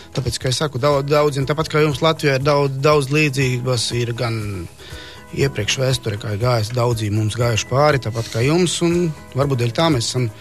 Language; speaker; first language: Latvian; non-native, fluent; Croatian